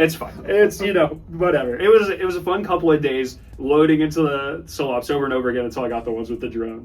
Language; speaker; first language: English; native; English